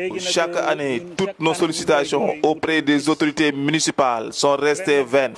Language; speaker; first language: French; non-native, local second language; Wolof